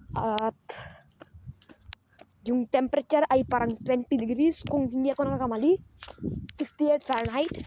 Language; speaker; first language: Filipino; non-native, learner; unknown